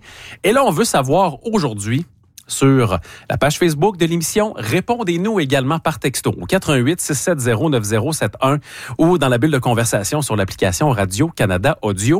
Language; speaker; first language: French; native; French